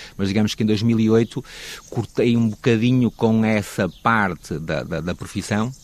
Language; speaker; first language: Portuguese; native; Portuguese